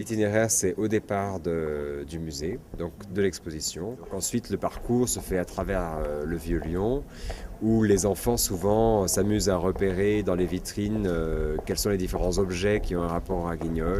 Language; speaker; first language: French; native; French